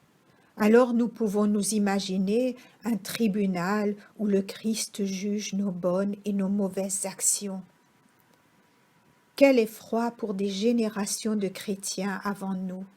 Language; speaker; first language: French; native; French